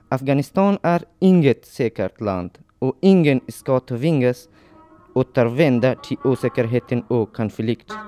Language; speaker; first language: Swedish; non-native, learner; Persian